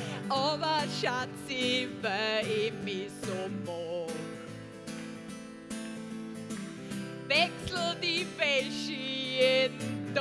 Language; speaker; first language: German; native; German